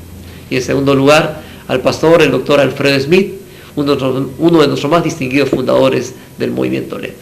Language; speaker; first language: Spanish; native; Spanish